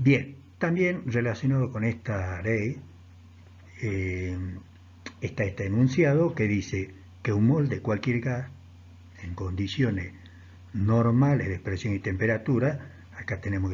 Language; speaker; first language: Spanish; native; Spanish